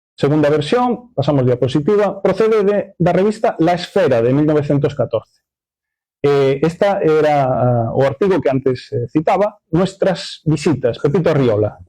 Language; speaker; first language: Spanish; non-native, local second language; Galician